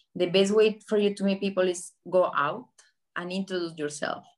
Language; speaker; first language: English; non-native, fluent; Spanish